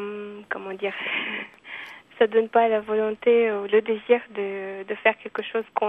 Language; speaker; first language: French; non-native, fluent; Kyrgyz